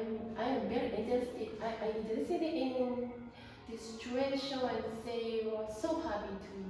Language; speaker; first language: English; non-native, learner; Japanese